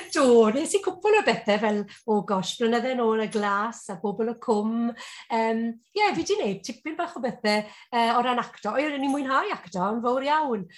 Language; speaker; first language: Welsh; native; Welsh